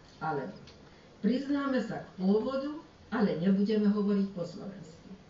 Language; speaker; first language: Slovak; early bilingual, heritage; Slovak